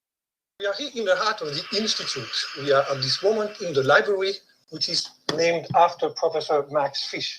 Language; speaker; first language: English; non-native, fluent; French